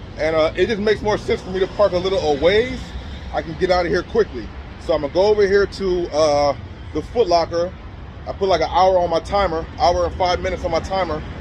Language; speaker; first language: English; native; English